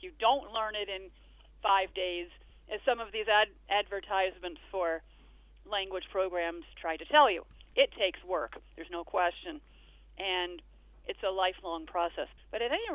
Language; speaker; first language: English; native; English